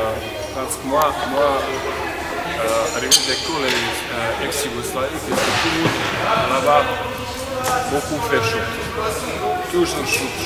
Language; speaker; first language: French; non-native, learner; Serbian